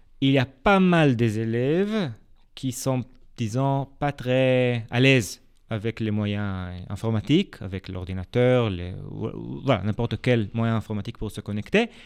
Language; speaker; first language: French; non-native, fluent; Hebrew